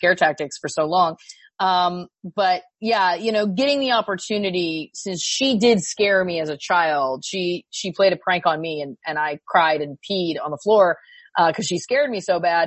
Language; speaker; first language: English; native; English